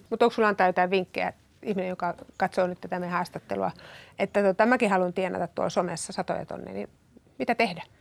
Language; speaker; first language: Finnish; native; Finnish